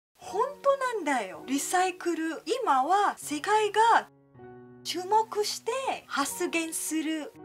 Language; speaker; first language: Japanese; non-native, fluent; Malay